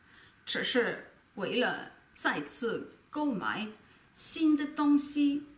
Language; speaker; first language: Chinese; non-native, learner; German